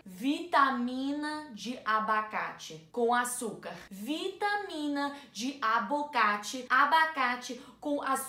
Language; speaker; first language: Portuguese; non-native, learner; English